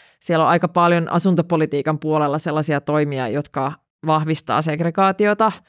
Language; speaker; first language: Finnish; non-native, local second language; Swedish